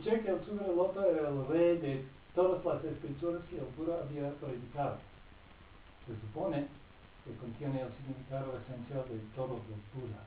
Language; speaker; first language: Spanish; non-native, fluent; English